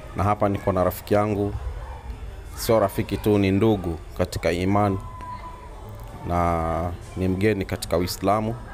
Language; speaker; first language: Swahili; native; Swahili